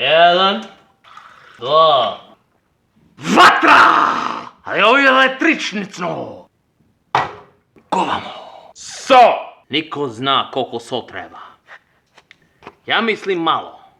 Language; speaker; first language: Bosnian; non-native, learner; English